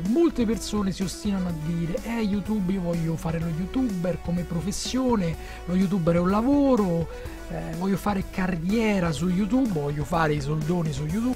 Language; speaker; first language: Italian; native; Italian